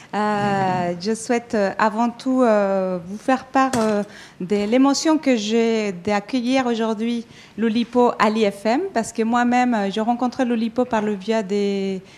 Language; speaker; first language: French; non-native, fluent; Spanish